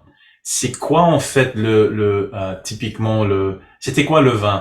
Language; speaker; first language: French; non-native, learner; English